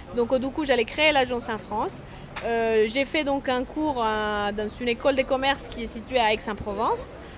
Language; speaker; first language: French; non-native, fluent; Spanish